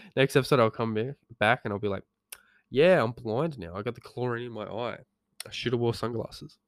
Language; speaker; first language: English; native; English